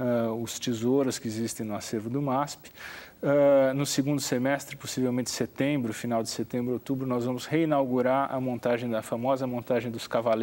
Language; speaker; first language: Portuguese; native; Portuguese